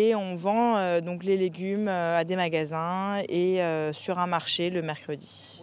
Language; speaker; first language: French; native; French